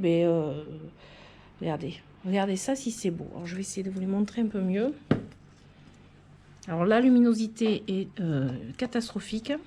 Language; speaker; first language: French; native; French